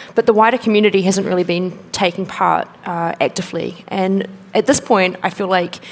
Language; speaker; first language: English; native; English